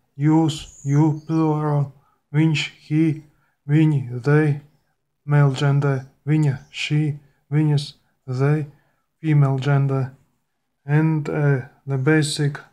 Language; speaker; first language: English; non-native, learner; Latvian